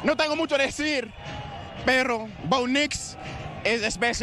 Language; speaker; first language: Spanish; non-native, learner; English